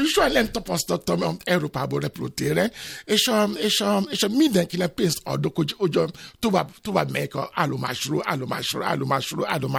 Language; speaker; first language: Hungarian; non-native, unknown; Yoruba